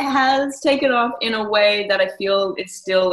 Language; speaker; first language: English; native; English